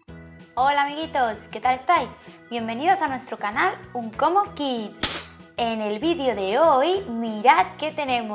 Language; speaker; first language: Spanish; native; Spanish